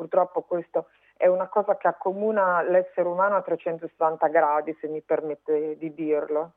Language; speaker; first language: Italian; early bilingual, heritage; Italian